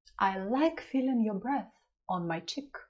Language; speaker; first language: English; non-native, fluent; Russian